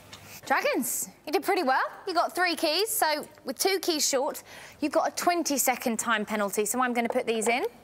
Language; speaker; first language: English; native; English